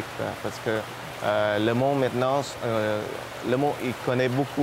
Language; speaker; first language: French; non-native, fluent; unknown